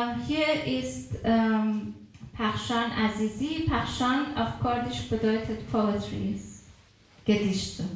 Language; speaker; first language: German; non-native, fluent; Persian